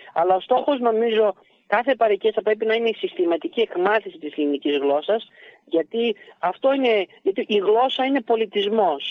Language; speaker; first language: Greek; early bilingual, heritage; Greek